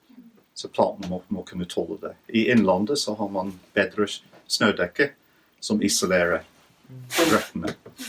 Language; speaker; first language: Norwegian; non-native, fluent; English